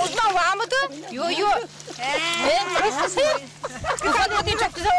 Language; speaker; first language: Turkish; native; Turkish